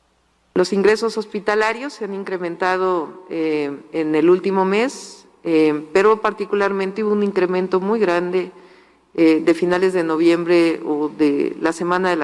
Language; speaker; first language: Spanish; native; Spanish